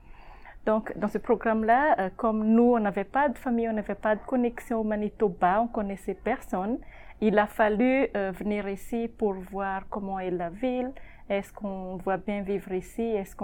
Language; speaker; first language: French; non-native, local second language; Malagasy